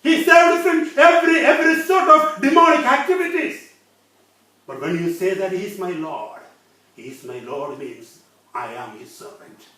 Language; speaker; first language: English; non-native, local second language; Malayalam